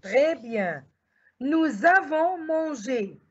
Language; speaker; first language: French; non-native, fluent; Arabic